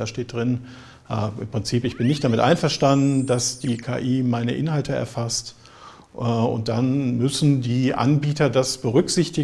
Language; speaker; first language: German; native; German